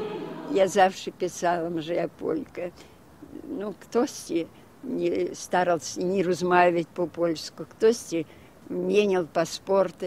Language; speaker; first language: Polish; early bilingual, heritage; Polish